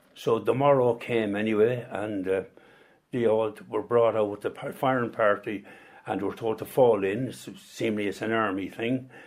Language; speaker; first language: English; native; English